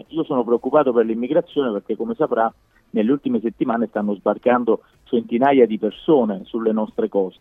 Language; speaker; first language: Italian; native; Italian